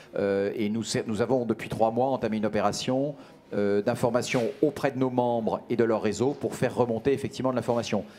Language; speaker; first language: French; native; French